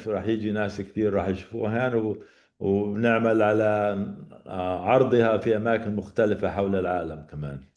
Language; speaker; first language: Arabic; native; Arabic